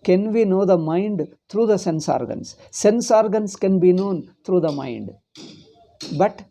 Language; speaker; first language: English; non-native, local second language; Kannada